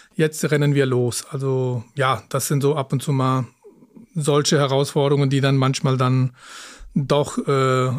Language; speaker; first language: German; early bilingual, other home language; Punjabi